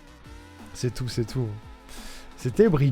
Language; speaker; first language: French; native; French